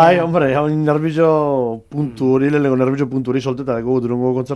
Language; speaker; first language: Basque; native; Basque